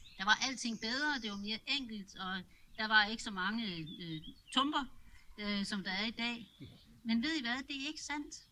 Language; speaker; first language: Danish; native; Danish